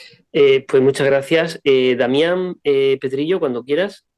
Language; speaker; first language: Spanish; native; Spanish